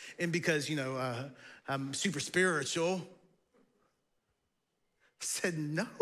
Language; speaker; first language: English; native; English